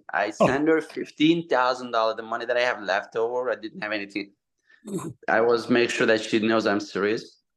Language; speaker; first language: English; non-native, fluent; Turkish